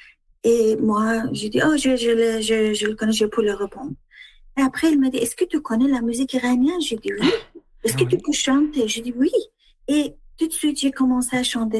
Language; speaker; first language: French; non-native, learner; Persian